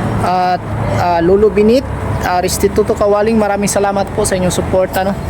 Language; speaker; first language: Filipino; non-native, local second language; Cebuano